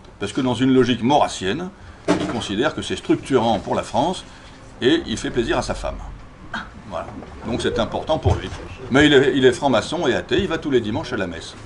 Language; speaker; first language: French; native; French